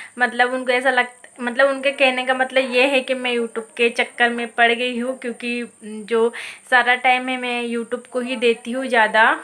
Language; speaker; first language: Hindi; non-native, local second language; Marathi